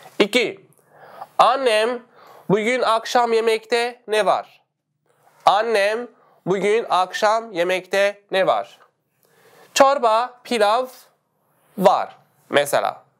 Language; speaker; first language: Turkish; non-native, fluent; Arabic